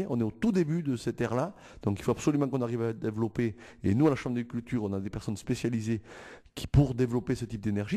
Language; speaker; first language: French; native; French